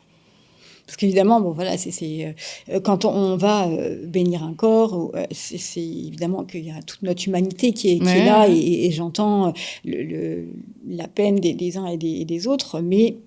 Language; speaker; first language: French; native; French